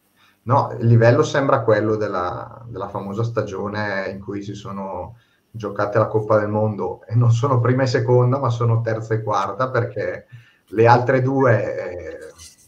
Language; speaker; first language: Italian; native; Italian